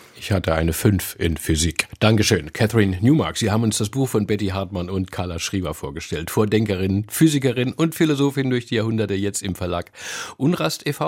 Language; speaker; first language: German; native; German